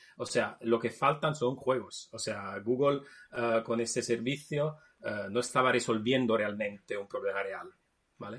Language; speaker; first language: Spanish; non-native, fluent; Italian